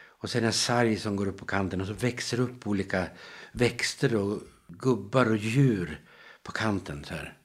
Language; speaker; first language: Swedish; native; Swedish